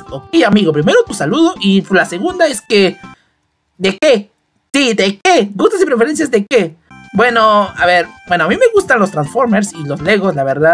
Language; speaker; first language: Spanish; native; Spanish